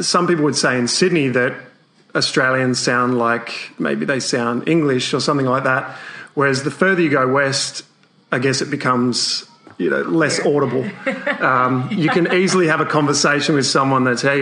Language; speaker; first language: English; native; English